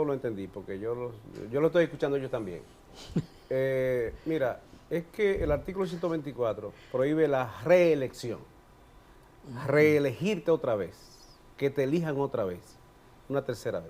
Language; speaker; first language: Spanish; native; Spanish